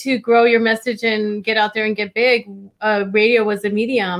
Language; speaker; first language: English; native; English